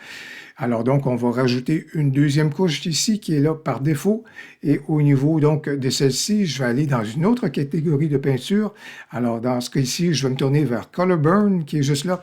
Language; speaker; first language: French; native; French